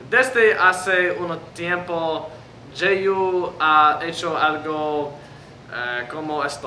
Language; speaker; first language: Spanish; non-native, learner; English